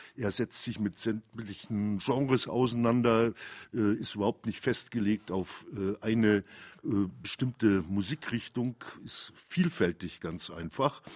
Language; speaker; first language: German; native; German